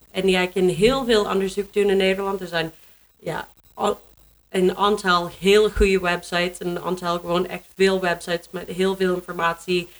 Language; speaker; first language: Dutch; non-native, learner; English